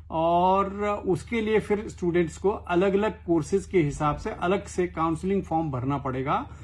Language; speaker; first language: Hindi; native; Hindi